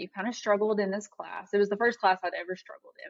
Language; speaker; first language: English; native; English